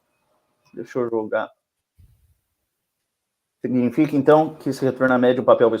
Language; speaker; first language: Portuguese; native; Portuguese